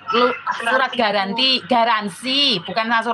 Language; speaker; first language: Indonesian; native; Indonesian